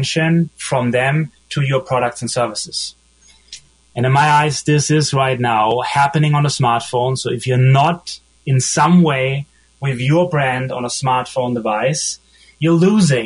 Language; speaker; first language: English; non-native, fluent; German